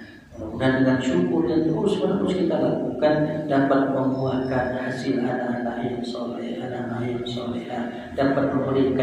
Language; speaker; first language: Indonesian; native; Indonesian